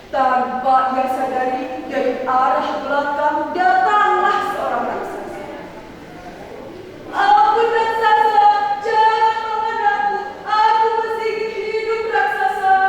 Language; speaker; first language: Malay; non-native, local second language; Javanese